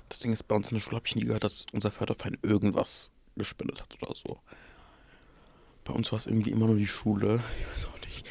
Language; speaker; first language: German; early bilingual, other home language; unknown